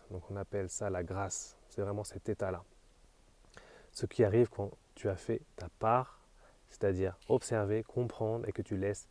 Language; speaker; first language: French; native; French